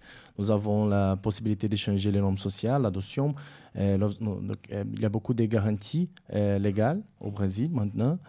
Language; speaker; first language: French; non-native, fluent; Portuguese